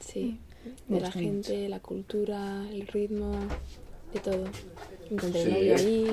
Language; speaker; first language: Spanish; non-native, learner; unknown